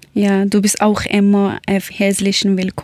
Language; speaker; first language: German; non-native, learner; Persian